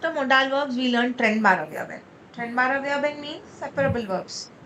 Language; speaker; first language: German; non-native, fluent; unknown